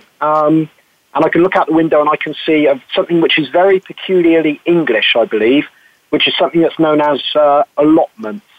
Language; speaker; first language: English; native; English